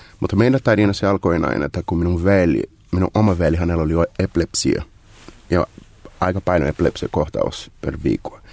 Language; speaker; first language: Finnish; non-native, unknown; Portuguese